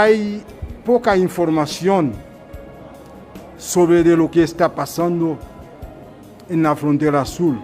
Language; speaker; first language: Spanish; non-native, fluent; Haitian Creole